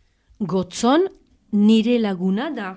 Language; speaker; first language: Basque; non-native, fluent; French